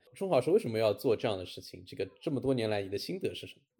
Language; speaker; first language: Chinese; native; Chinese